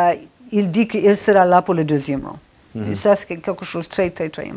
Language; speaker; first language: French; non-native, fluent; English